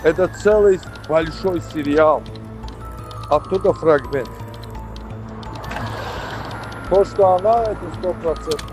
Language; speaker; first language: Russian; non-native, fluent; Azerbaijani